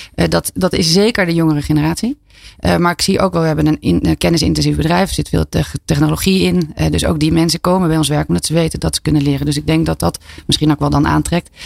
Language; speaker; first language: Dutch; native; Dutch